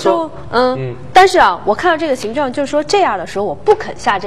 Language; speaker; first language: Chinese; native; Chinese